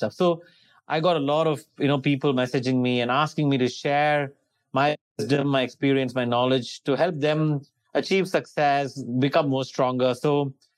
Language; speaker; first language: English; non-native, local second language; Tamil